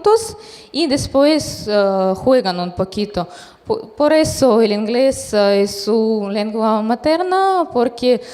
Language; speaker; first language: Spanish; non-native, fluent; Russian